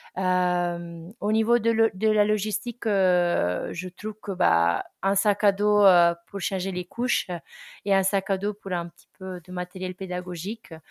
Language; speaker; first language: French; non-native, fluent; Italian